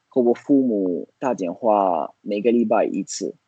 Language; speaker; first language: Chinese; non-native, fluent; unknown